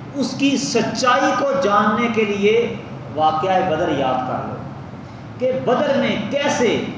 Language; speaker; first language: Urdu; non-native, local second language; Punjabi